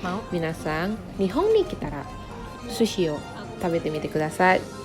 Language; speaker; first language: Japanese; non-native, fluent; Indonesian